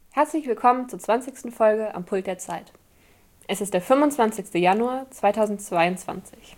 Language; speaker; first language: German; native; German